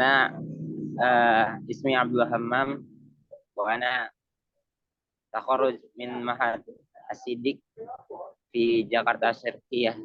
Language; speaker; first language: Arabic; non-native, learner; Indonesian